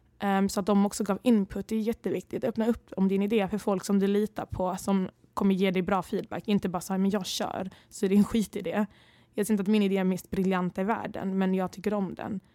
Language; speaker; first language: Swedish; early bilingual, other home language; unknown